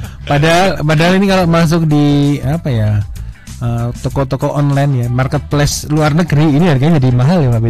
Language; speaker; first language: Indonesian; native; Indonesian